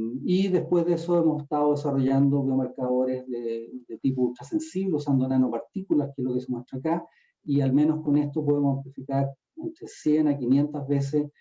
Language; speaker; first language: Spanish; native; Spanish